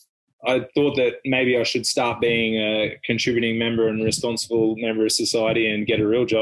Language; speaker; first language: English; native; English